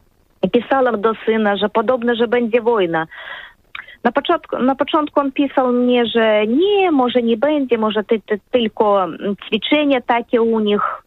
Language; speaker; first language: Polish; non-native, learner; Russian